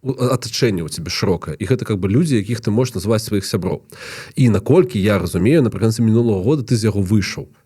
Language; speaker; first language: Belarusian; non-native, local second language; Russian